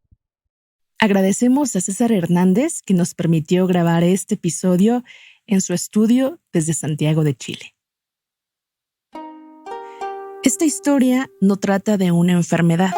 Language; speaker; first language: Spanish; native; Spanish